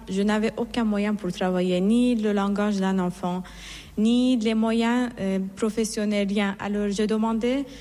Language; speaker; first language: French; non-native, fluent; Persian